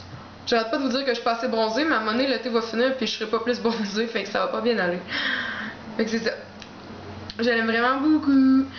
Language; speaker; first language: French; native; French